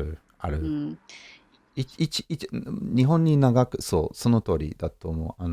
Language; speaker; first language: Japanese; non-native, fluent; English